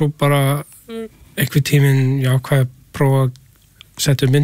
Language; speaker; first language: Icelandic; non-native, learner; English